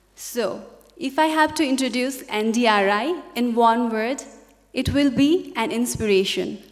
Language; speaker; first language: English; non-native, local second language; Nepali